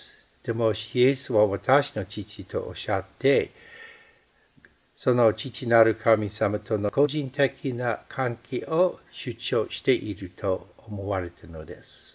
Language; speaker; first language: Japanese; non-native, fluent; English